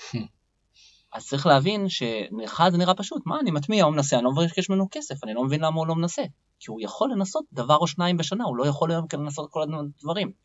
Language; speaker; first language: Hebrew; native; Hebrew